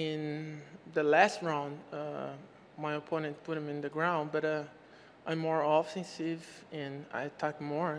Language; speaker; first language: English; non-native, learner; Portuguese